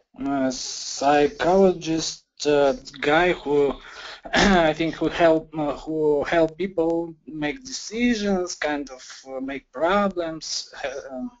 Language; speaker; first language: English; non-native, learner; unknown